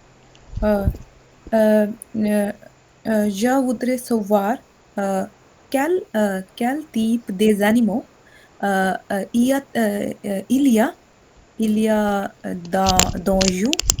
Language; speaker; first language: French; non-native, learner; Hindi